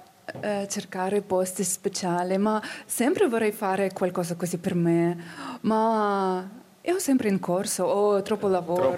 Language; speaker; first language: Italian; non-native, learner; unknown